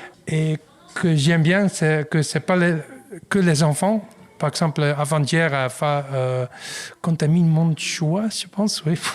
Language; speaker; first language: French; non-native, learner; Dutch